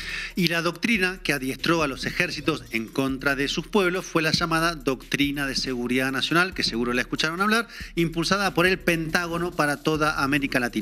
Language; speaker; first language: Spanish; native; Spanish